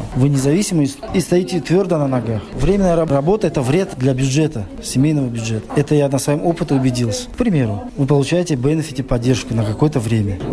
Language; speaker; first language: Russian; non-native, local second language; Tajik